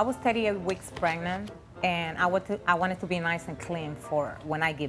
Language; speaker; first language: English; native; English